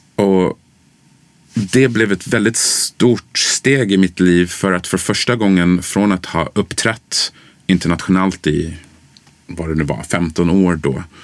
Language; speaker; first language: Swedish; early bilingual, other home language; English